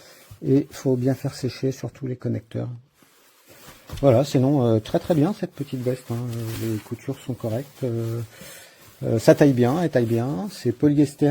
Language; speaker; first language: French; native; French